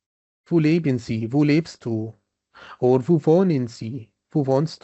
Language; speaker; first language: German; non-native, fluent; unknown